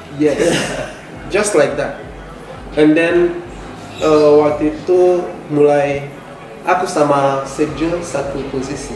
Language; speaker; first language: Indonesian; non-native, fluent; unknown